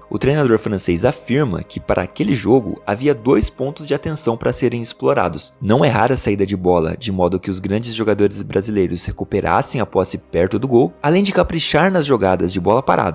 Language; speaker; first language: Portuguese; native; Portuguese